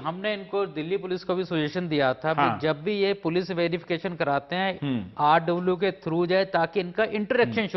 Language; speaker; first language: Hindi; native; Hindi